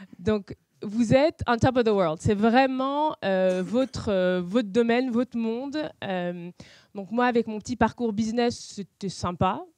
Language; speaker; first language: French; non-native, local second language; Arabic